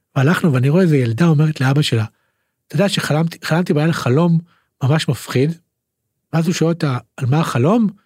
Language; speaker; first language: Hebrew; native; Hebrew